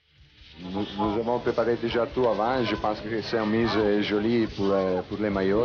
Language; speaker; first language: French; non-native, learner; Italian